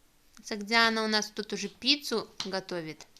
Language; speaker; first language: Russian; native; Russian